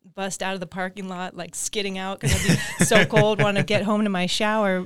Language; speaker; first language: English; native; English